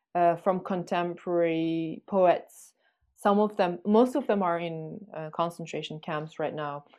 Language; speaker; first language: English; non-native, fluent; Chinese